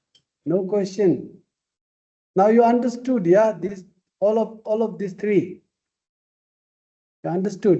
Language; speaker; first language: English; non-native, local second language; Tibetan